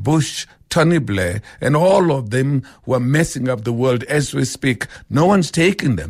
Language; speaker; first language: English; non-native, local second language; Xhosa